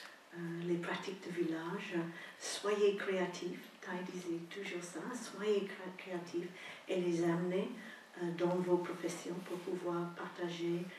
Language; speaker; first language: French; non-native, fluent; English